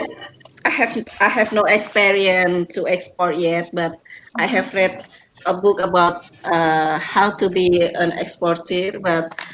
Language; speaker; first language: English; non-native, learner; Indonesian